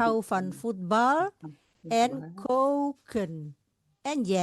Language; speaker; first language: Dutch; non-native, fluent; Indonesian